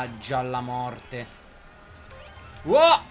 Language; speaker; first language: Italian; native; Italian